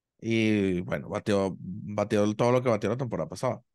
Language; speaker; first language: Spanish; native; Spanish